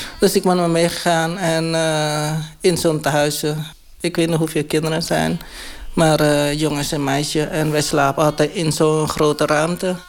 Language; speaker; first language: Dutch; non-native, learner; Khmer